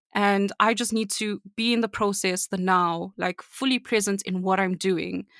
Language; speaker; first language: English; native; English